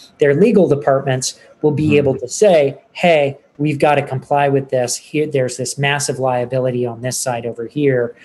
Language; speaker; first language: English; native; English